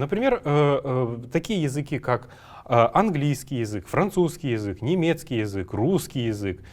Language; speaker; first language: Russian; native; Russian